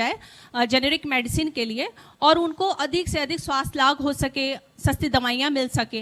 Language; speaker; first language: Hindi; native; Hindi